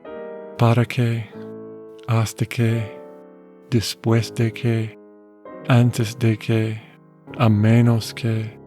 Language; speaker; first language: Spanish; non-native, fluent; English